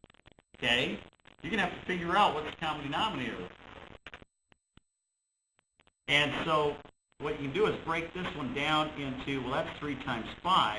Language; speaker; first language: English; native; English